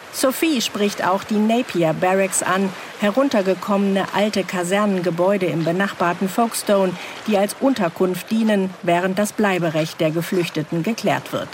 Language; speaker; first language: German; native; German